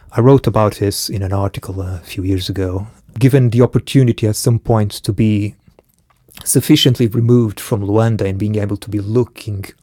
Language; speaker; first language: English; early bilingual, other home language; Portuguese